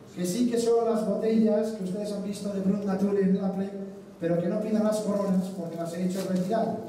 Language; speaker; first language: Spanish; non-native, local second language; Catalan